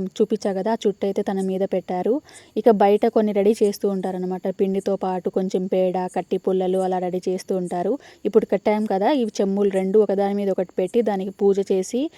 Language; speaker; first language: Telugu; non-native, local second language; Lambadi